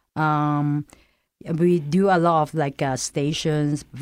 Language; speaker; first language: English; non-native, local second language; Cantonese